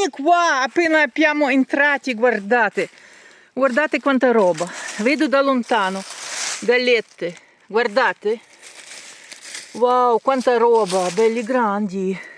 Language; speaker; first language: Italian; non-native, learner; Ukrainian